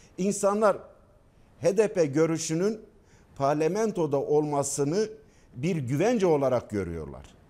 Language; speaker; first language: Turkish; non-native, local second language; Kurdish